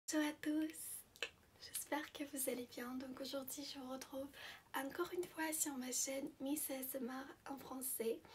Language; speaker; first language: French; non-native, fluent; Armenian